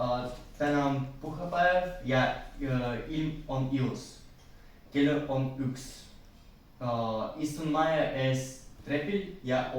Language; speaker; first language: Estonian; non-native, learner; Russian